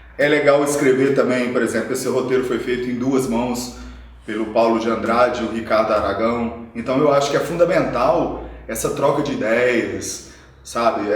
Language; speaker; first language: Portuguese; native; Portuguese